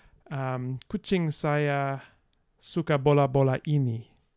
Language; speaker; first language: Indonesian; non-native, learner; English